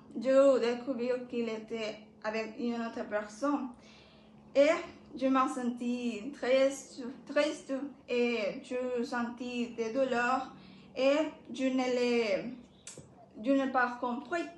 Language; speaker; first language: French; non-native, learner; Spanish